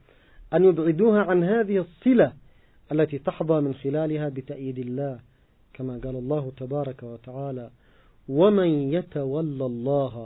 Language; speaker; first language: Arabic; native; Arabic